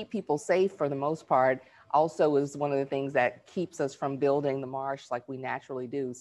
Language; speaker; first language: English; native; English